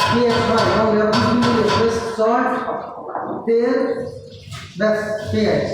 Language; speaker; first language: Hindi; non-native, learner; Bangla